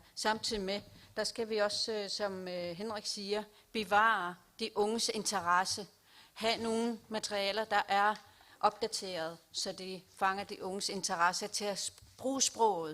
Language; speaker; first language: Danish; non-native, local second language; Kalaallisut